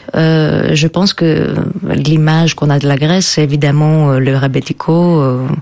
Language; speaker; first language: French; non-native, fluent; Greek